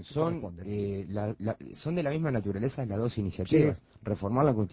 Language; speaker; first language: Spanish; native; Spanish